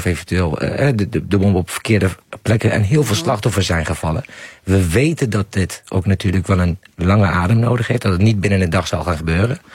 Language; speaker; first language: Dutch; non-native, fluent; Persian